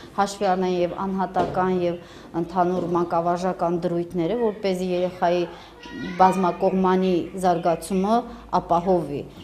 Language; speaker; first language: Armenian; native; Armenian